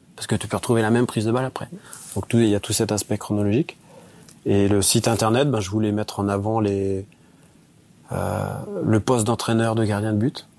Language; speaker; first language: French; native; French